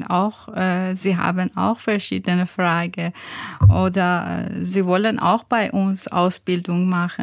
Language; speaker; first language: German; non-native, learner; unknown